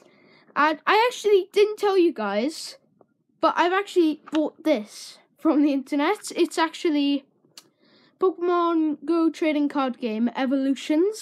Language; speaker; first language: English; native; English